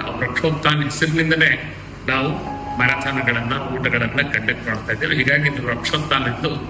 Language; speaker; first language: Kannada; native; Kannada